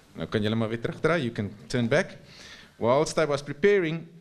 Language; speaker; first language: English; non-native, local second language; Afrikaans